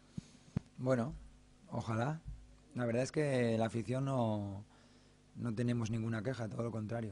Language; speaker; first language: Spanish; native; Spanish